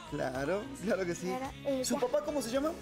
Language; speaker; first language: Spanish; native; Spanish